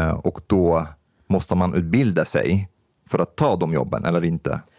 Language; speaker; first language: Swedish; non-native, fluent; Arabic